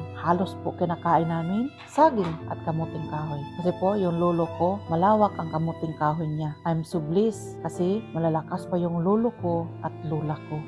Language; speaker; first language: Filipino; non-native, local second language; Cebuano